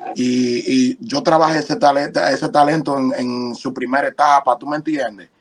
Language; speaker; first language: Spanish; native; Spanish